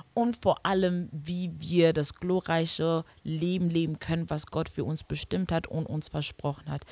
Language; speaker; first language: German; non-native, fluent; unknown